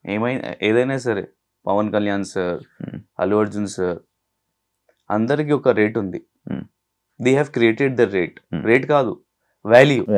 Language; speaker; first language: Telugu; non-native, local second language; Urdu